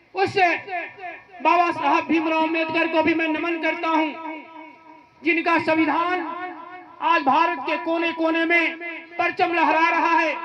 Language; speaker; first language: Hindi; native; Hindi